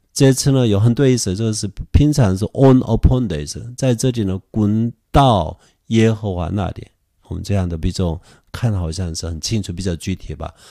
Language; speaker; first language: Chinese; non-native, fluent; Korean